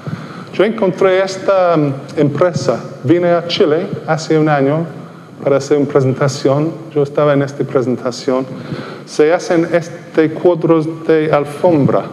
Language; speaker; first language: Spanish; non-native, fluent; English